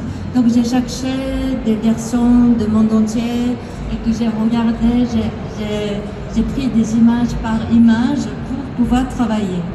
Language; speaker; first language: French; non-native, fluent; Japanese